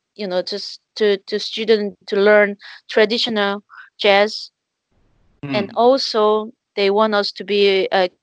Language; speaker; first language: English; non-native, fluent; Korean